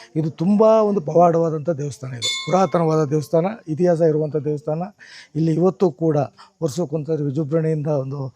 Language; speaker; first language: Kannada; native; Kannada